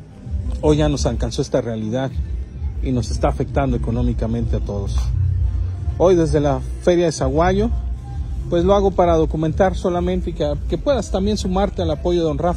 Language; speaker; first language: Spanish; native; Spanish